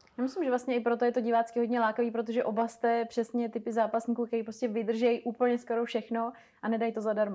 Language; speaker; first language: Czech; native; Czech